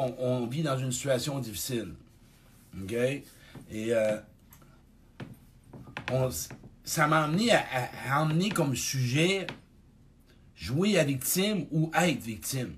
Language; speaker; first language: French; native; French